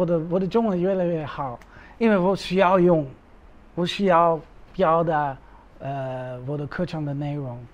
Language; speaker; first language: Chinese; non-native, learner; Dutch